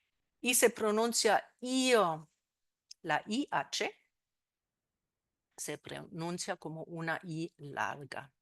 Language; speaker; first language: Spanish; non-native, fluent; German